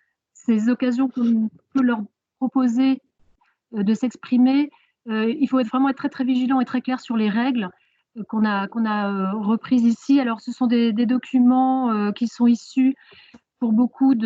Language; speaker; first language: French; native; French